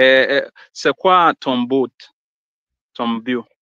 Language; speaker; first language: French; non-native, learner; Swahili